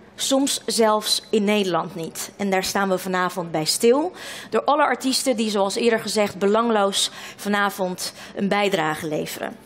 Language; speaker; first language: Dutch; early bilingual, other home language; Russian